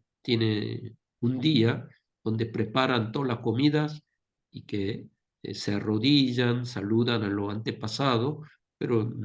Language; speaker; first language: Spanish; non-native, fluent; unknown